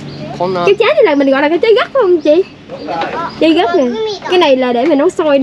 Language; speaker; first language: Vietnamese; native; Vietnamese